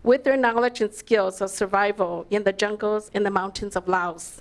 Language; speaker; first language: English; early bilingual, other home language; Lao